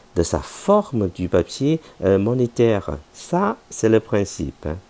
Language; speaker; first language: French; non-native, fluent; Chinese